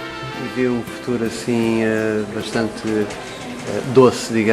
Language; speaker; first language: Portuguese; native; Portuguese